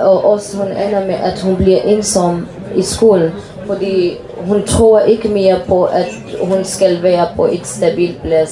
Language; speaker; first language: Danish; non-native, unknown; Arabic